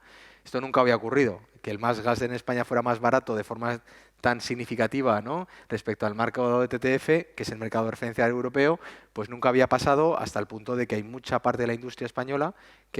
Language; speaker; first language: Spanish; native; Spanish